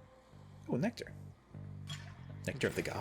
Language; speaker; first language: English; native; English